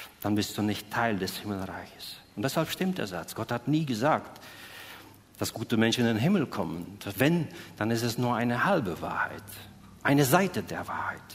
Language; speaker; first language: German; native; German